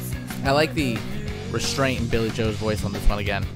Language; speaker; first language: English; native; English